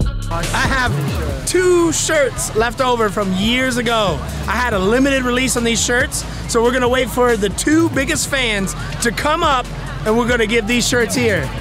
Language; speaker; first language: English; native; English